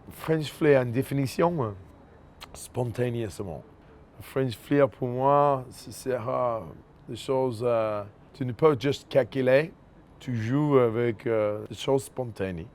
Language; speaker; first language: French; non-native, fluent; English